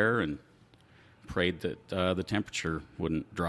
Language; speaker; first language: English; native; English